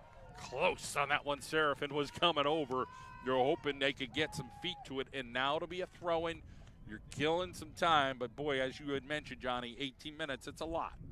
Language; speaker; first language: English; native; English